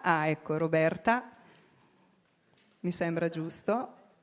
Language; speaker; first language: Italian; native; Italian